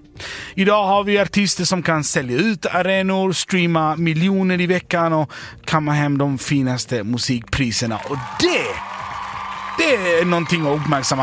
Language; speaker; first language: Swedish; native; Swedish